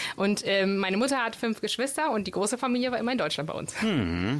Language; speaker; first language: German; non-native, fluent; Italian